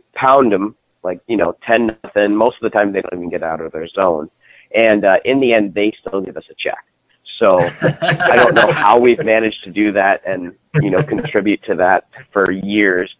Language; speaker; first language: English; native; English